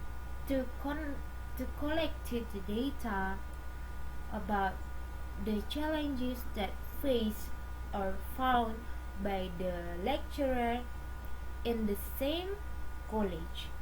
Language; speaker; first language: English; non-native, learner; Indonesian